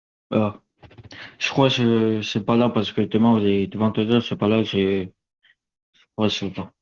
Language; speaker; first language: French; non-native, learner; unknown